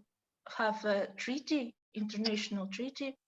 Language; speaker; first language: English; non-native, learner; Russian